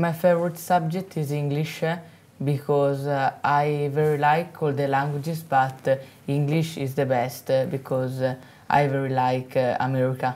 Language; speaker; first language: English; non-native, learner; Italian